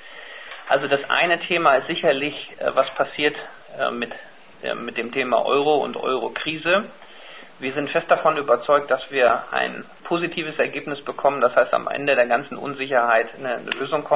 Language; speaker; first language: German; native; German